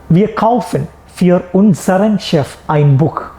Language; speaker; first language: German; non-native, fluent; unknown